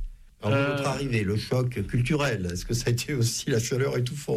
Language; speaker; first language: French; native; French